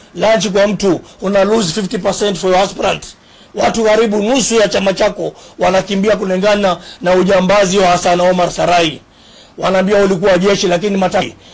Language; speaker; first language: Swahili; native; Swahili